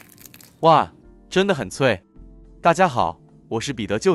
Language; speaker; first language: Chinese; native; Chinese